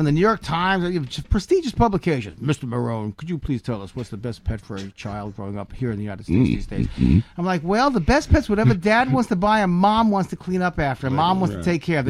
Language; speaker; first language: English; native; English